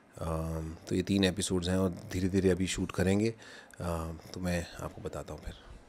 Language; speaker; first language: Hindi; non-native, local second language; Punjabi